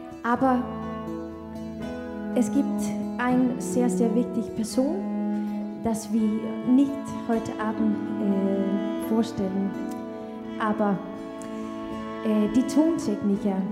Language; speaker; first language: German; non-native, learner; Danish